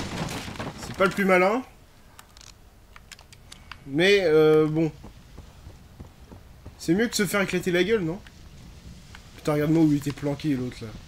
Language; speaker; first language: French; native; French